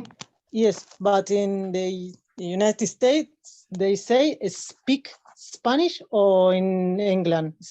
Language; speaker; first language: English; non-native, learner; Spanish